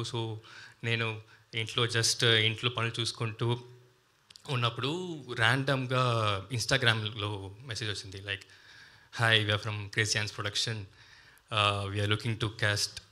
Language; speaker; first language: Telugu; non-native, learner; Tamil